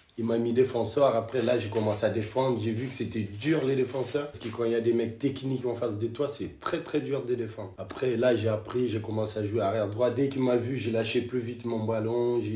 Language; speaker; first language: French; non-native, fluent; Kabuverdianu